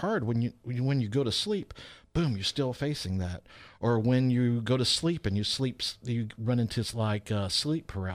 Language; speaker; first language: English; native; English